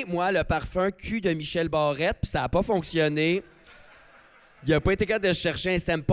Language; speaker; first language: French; native; French